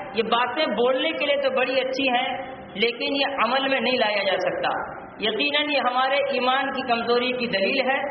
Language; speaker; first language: Urdu; native; Urdu